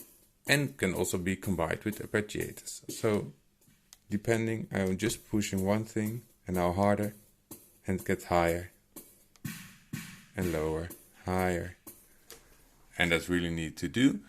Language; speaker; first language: English; non-native, fluent; Dutch